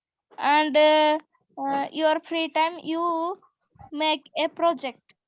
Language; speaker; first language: English; non-native, learner; Odia